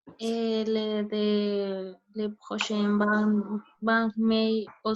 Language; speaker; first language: French; non-native, learner; Spanish